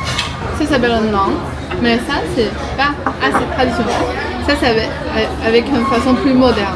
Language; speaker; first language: French; non-native, learner; Chinese